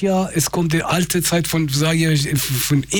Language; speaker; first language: German; non-native, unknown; Persian